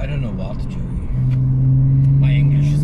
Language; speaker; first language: English; non-native, learner; Czech